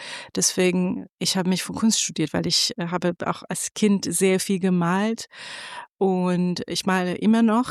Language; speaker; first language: German; non-native, fluent; Persian